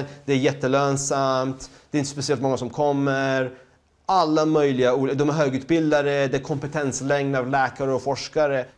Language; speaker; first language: Swedish; early bilingual, other home language; Persian